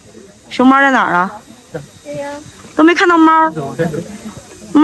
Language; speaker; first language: Chinese; native; Chinese